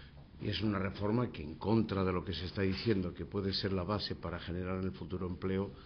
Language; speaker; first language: Spanish; native; Spanish